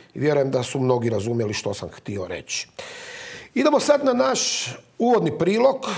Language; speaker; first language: Croatian; native; Croatian